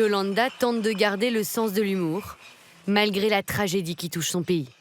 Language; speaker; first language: French; native; French